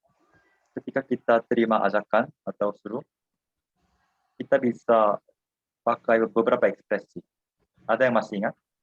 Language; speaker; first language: Indonesian; non-native, fluent; Korean